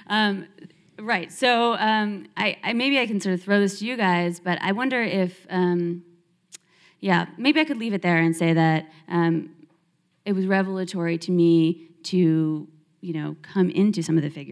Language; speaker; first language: English; native; English